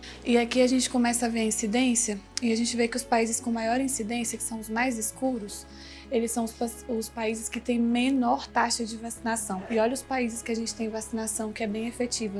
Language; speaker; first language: Portuguese; native; Portuguese